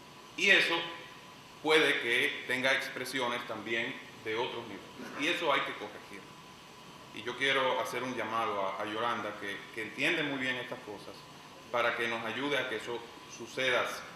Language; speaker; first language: Spanish; native; Spanish